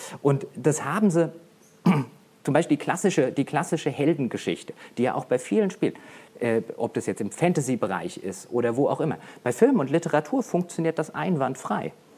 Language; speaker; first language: German; native; German